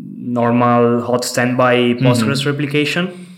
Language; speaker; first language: English; non-native, fluent; Italian